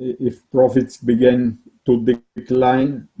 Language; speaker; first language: English; non-native, learner; Italian